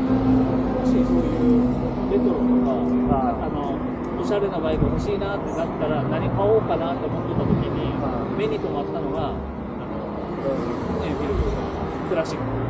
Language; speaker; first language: Japanese; native; Japanese